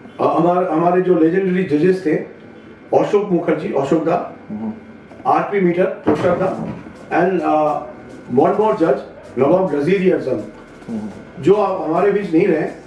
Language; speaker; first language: Hindi; non-native, local second language; Bangla